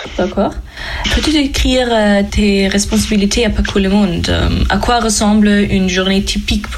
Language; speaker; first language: French; non-native, fluent; German